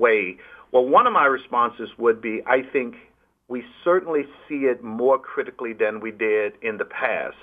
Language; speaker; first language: English; native; English